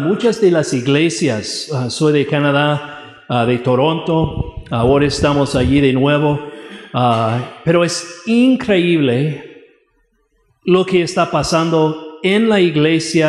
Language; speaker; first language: Spanish; non-native, fluent; English